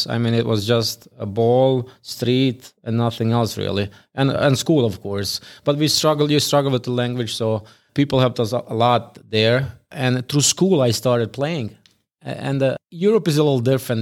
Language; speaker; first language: English; non-native, fluent; Bosnian